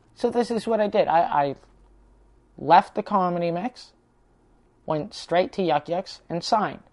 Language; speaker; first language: English; native; English